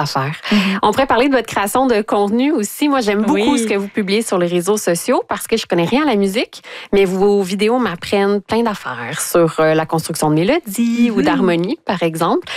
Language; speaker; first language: French; native; French